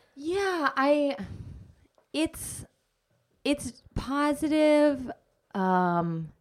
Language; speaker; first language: English; native; English